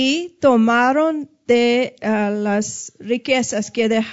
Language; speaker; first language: Spanish; non-native, fluent; English